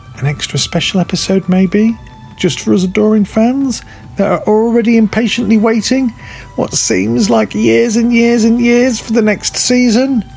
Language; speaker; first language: English; native; English